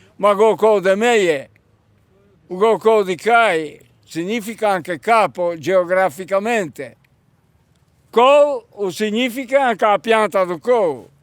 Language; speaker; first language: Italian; native; Italian